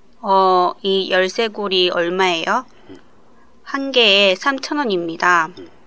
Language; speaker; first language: Korean; non-native, learner; Japanese